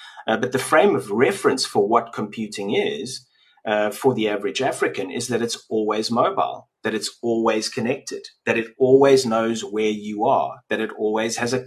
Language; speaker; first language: English; native; English